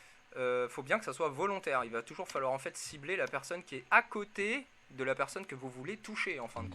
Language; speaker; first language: French; native; French